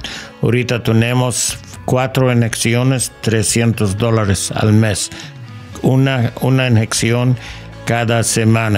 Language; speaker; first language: Spanish; non-native, learner; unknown